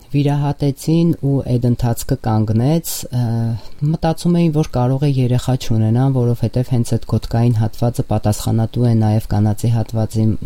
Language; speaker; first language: Armenian; native; Armenian